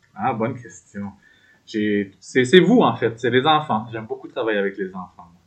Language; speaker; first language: French; native; French